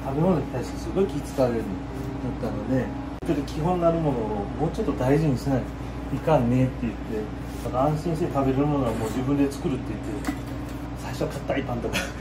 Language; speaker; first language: Japanese; native; Japanese